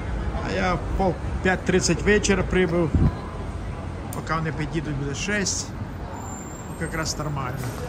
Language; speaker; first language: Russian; non-native, local second language; Ukrainian